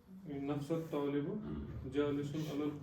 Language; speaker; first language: Arabic; non-native, learner; Urdu